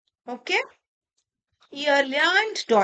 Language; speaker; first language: German; non-native, learner; Tamil